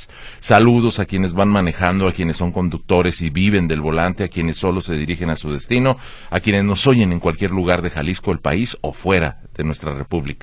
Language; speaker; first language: Spanish; native; Spanish